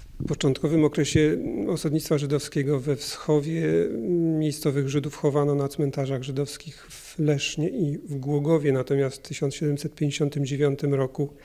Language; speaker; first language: Polish; native; Polish